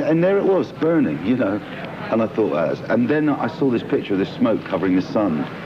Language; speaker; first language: English; native; English